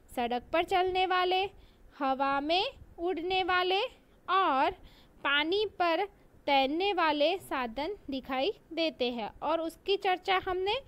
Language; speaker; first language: Hindi; non-native, local second language; Gujarati